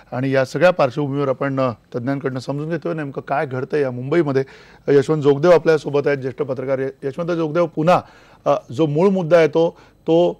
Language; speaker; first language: Marathi; native; Marathi